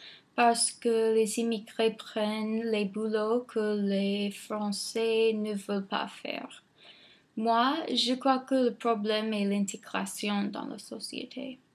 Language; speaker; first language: French; non-native, fluent; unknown